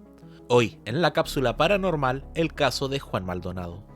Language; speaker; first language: Spanish; native; Spanish